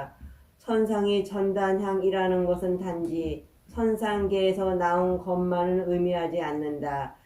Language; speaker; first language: Korean; native; Korean